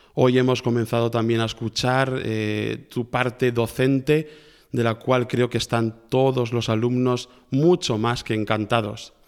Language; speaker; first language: Spanish; native; Spanish